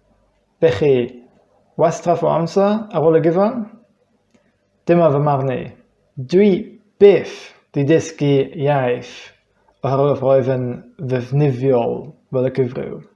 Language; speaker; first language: Welsh; non-native, fluent; English